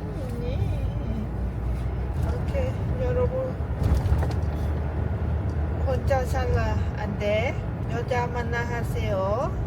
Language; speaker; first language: Korean; non-native, learner; Lao